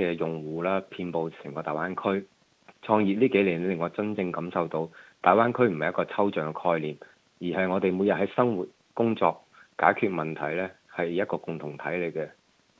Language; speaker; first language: Cantonese; native; Cantonese